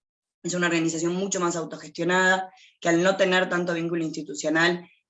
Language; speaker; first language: Spanish; native; Spanish